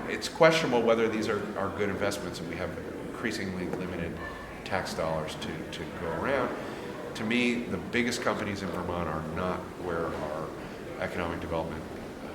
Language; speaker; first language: English; native; English